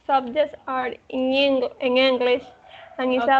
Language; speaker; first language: English; non-native, learner; Spanish